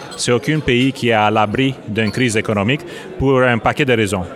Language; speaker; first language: French; non-native, fluent; Romanian